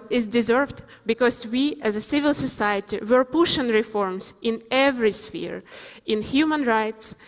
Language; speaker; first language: English; non-native, fluent; Ukrainian